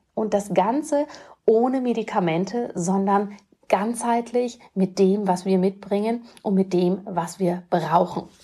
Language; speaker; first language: German; native; German